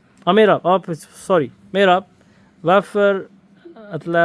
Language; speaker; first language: Swedish; non-native, fluent; Urdu